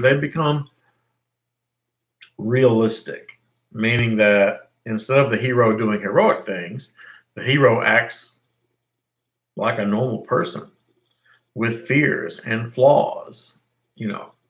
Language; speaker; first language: English; native; English